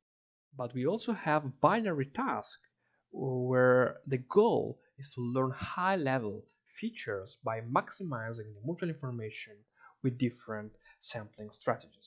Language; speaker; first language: English; non-native, fluent; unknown